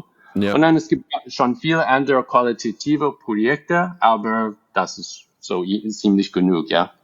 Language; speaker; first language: German; non-native, fluent; English